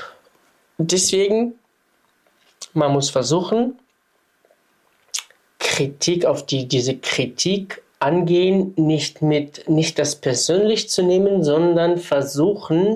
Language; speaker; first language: German; non-native, fluent; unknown